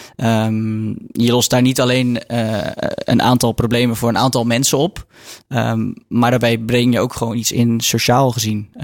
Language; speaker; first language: Dutch; native; Dutch